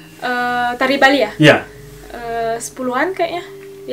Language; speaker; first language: Indonesian; non-native, learner; French